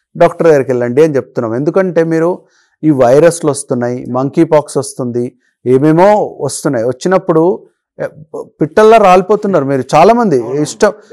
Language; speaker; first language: Telugu; native; Telugu